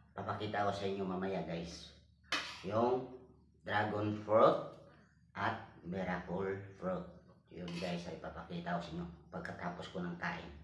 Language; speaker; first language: Filipino; non-native, local second language; Cebuano